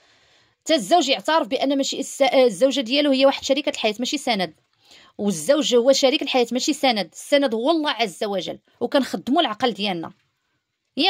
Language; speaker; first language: Arabic; native; Arabic